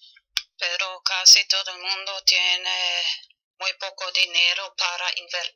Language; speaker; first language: Spanish; non-native, fluent; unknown